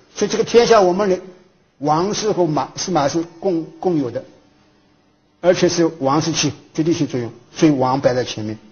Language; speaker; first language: Chinese; native; Chinese